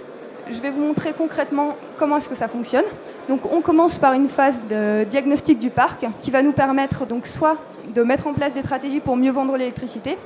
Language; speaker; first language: French; native; French